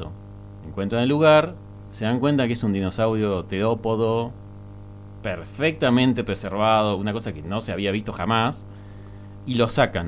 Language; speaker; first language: Spanish; native; Spanish